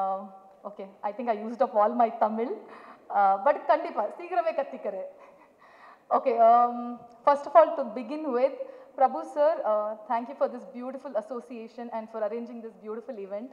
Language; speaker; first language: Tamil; non-native, learner; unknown